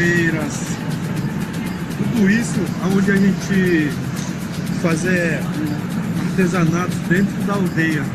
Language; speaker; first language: Portuguese; non-native, local second language; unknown